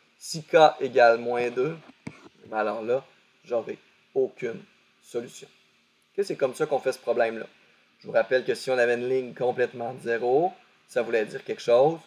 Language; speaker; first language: French; native; French